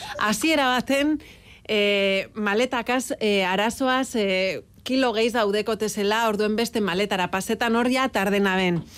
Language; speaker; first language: Basque; native; Basque